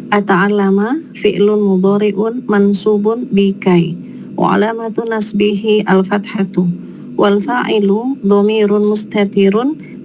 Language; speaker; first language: Arabic; non-native, learner; Indonesian